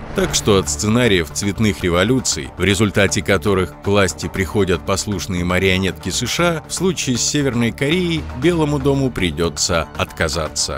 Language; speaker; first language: Russian; native; Russian